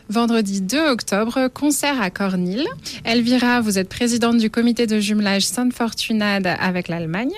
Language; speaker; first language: French; native; French